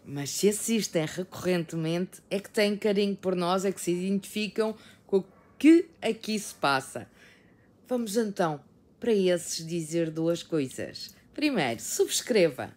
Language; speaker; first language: Portuguese; native; Portuguese